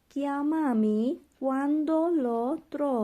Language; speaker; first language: Italian; non-native, learner; Bangla